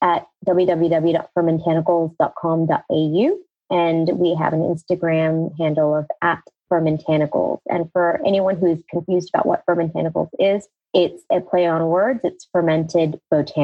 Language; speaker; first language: English; native; English